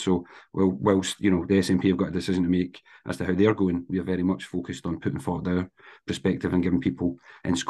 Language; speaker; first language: English; native; English